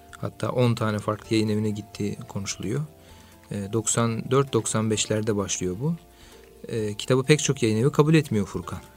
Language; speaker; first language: Turkish; native; Turkish